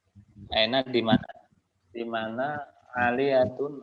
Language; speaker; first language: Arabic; non-native, fluent; Indonesian